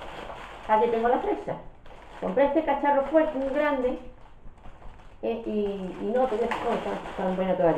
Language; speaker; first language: Spanish; native; Spanish